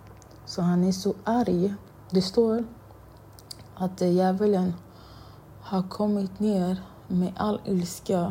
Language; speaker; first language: Swedish; non-native, local second language; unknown